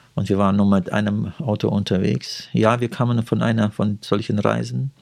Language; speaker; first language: German; early bilingual, heritage; Russian